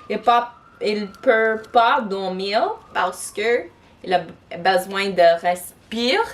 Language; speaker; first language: French; non-native, local second language; English